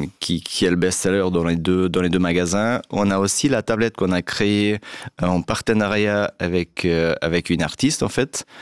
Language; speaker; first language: French; non-native, fluent; Portuguese